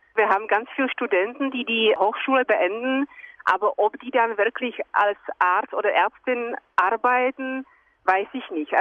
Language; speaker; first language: German; non-native, fluent; Czech